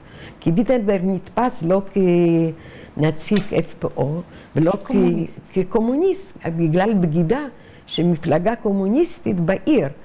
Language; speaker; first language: Hebrew; non-native, fluent; Yiddish